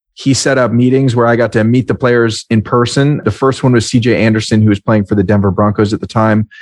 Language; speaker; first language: English; native; English